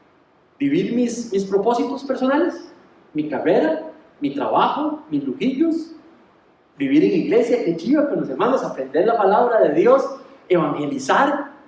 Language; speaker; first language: Spanish; native; Spanish